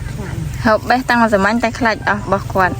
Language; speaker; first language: Khmer; native; Khmer